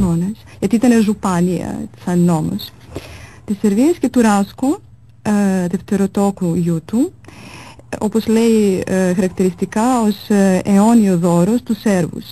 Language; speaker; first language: Greek; non-native, fluent; Serbian